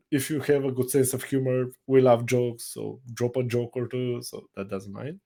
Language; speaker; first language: English; non-native, fluent; Bulgarian